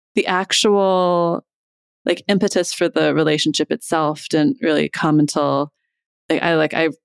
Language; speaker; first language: English; native; English